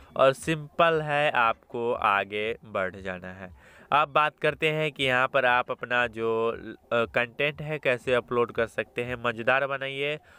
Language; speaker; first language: Hindi; native; Hindi